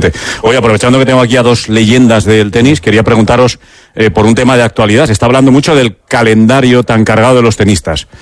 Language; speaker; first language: Spanish; native; Spanish